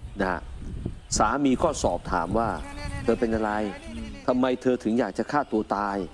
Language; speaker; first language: Thai; native; Thai